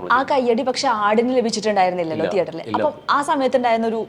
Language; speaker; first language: Malayalam; native; Malayalam